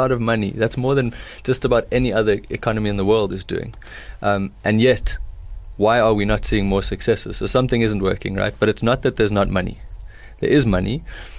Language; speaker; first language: English; native; English